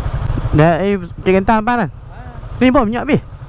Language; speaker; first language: Malay; native; Malay